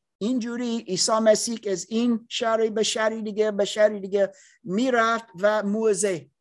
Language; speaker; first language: Persian; non-native, learner; English